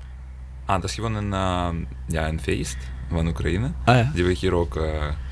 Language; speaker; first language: Dutch; non-native, learner; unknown